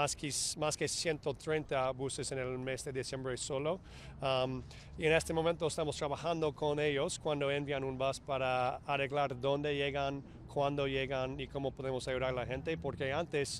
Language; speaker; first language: Spanish; non-native, fluent; English